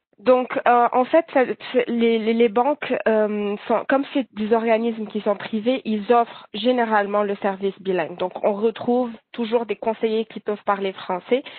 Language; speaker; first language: French; non-native, local second language; Arabic